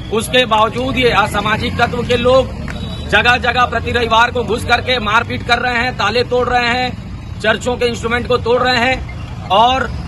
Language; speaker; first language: Hindi; native; Hindi